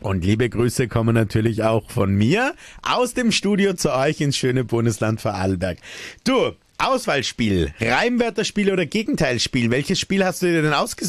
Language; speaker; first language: German; native; German